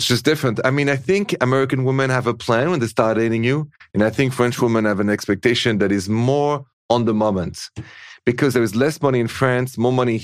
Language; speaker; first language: English; non-native, fluent; French